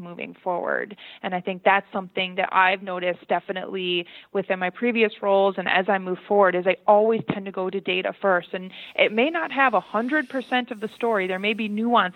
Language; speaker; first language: English; native; English